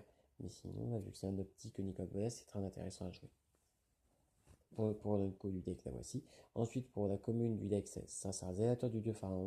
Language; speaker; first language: French; native; French